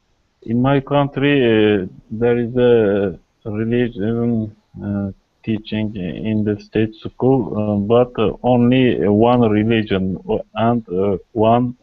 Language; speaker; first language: English; non-native, learner; Kurdish